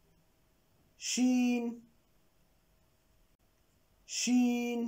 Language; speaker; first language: Arabic; non-native, local second language; Kurdish